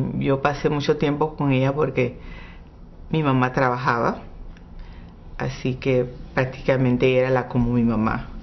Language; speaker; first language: Spanish; non-native, local second language; English